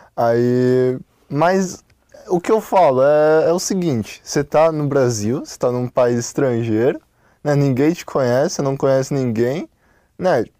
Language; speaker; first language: Portuguese; non-native, fluent; Chinese